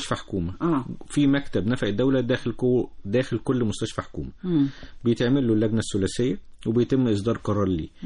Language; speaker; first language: Arabic; native; Arabic